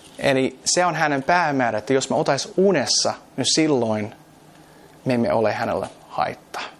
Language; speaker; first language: Finnish; non-native, fluent; English